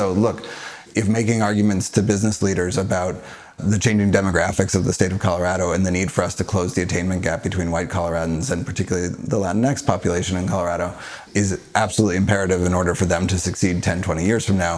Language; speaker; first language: English; native; English